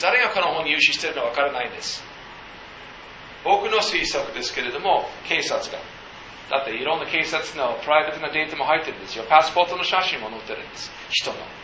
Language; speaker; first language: Japanese; non-native, fluent; English